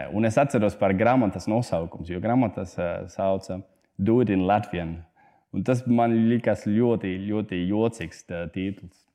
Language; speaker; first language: Latvian; non-native, fluent; Spanish